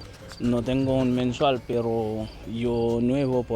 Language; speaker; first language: Spanish; non-native, learner; Haitian Creole